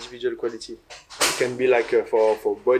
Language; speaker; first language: English; non-native, learner; French